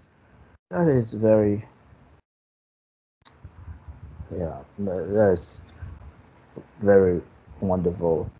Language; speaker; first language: English; non-native, fluent; Chinese